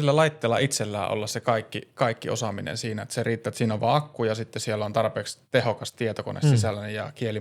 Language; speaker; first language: Finnish; native; Finnish